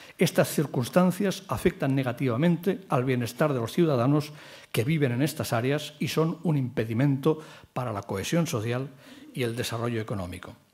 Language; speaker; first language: Spanish; non-native, local second language; Catalan